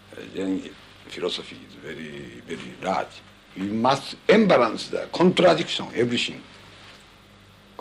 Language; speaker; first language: English; non-native, learner; Japanese